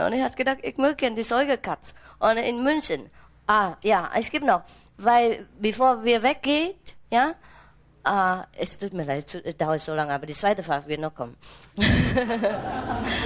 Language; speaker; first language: German; non-native, fluent; Vietnamese